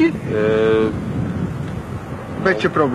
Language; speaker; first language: Dutch; non-native, learner; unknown